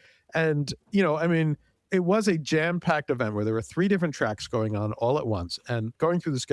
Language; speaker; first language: English; native; English